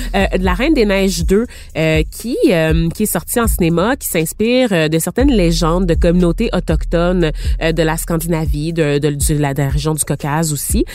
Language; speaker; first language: French; native; French